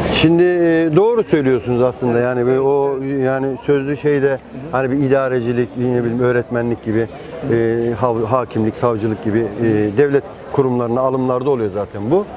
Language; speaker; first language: Turkish; native; Turkish